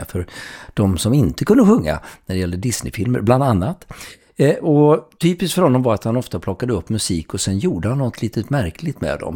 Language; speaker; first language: Swedish; native; Swedish